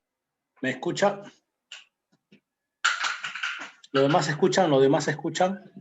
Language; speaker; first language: Spanish; native; Spanish